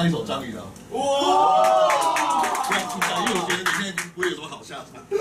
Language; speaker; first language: Chinese; native; Chinese